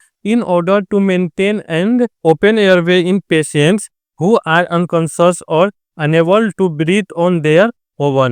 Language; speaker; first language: Hindi; native; Hindi